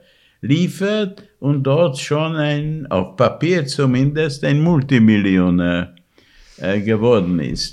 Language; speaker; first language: German; non-native, fluent; Hungarian